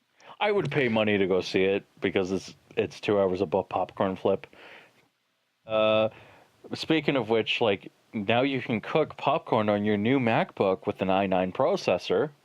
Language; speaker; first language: English; native; English